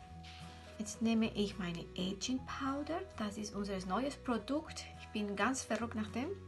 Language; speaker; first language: German; non-native, fluent; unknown